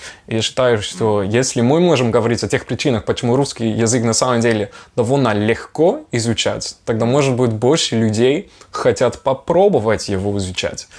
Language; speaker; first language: Russian; non-native, fluent; Dutch